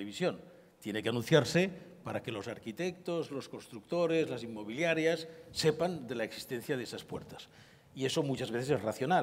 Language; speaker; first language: Spanish; native; Spanish